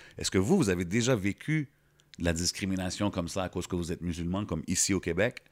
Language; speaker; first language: French; early bilingual, other home language; Arabic